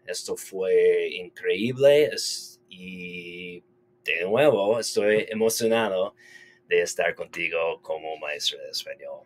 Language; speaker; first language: Spanish; non-native, fluent; English